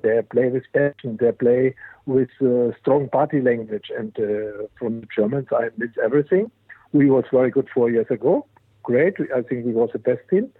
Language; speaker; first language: English; non-native, fluent; German